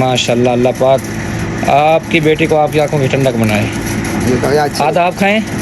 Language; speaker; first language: Hindi; native; Hindi